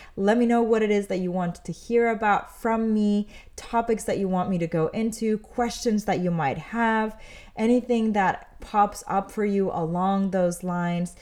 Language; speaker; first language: English; early bilingual, other home language; Spanish